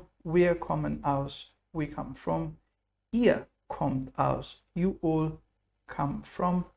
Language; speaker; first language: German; non-native, fluent; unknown